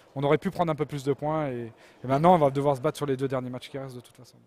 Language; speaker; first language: French; native; French